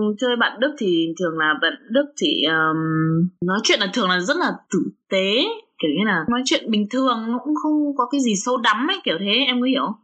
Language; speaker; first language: Vietnamese; early bilingual, other home language; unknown